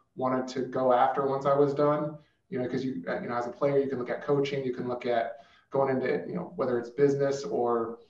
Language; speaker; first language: English; native; English